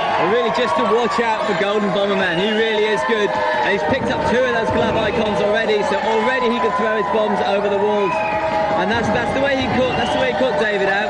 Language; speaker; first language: English; native; English